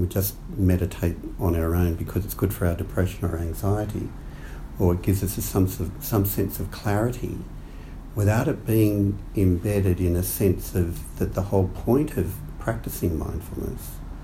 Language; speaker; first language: English; native; English